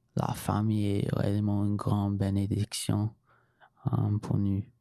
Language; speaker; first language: French; non-native, fluent; English